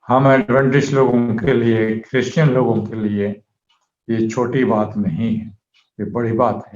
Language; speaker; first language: Hindi; native; Hindi